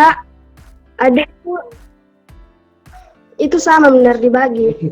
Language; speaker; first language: Indonesian; native; Indonesian